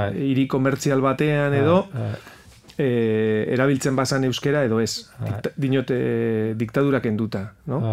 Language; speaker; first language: Basque; non-native, local second language; Spanish